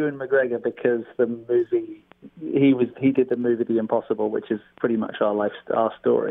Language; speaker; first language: English; native; English